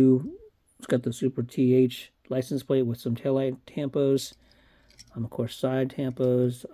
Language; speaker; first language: English; native; English